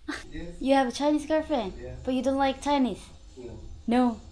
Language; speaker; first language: English; non-native, learner; Korean